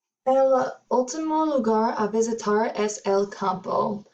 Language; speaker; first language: Spanish; non-native, learner; English